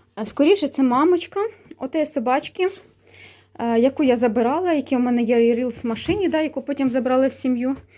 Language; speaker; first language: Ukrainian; non-native, local second language; Russian